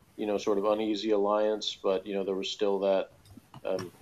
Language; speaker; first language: English; native; English